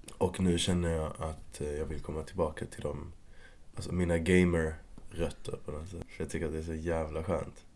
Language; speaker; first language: Swedish; early bilingual, other home language; Arabic